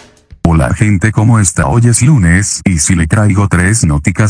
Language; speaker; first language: Spanish; native; Spanish